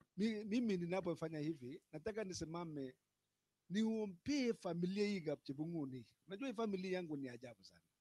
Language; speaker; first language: Swahili; non-native, local second language; Kalenjin